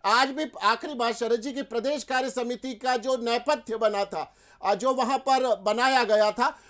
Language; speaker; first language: Hindi; native; Hindi